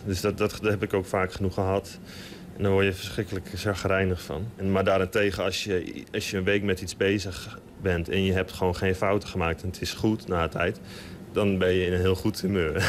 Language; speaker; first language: Dutch; native; Dutch